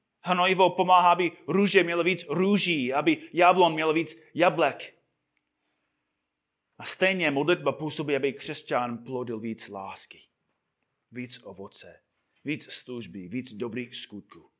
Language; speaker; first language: Czech; non-native, fluent; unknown